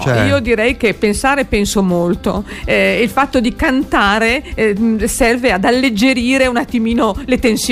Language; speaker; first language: Italian; native; Italian